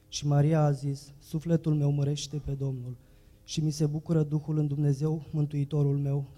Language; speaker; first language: Romanian; native; Romanian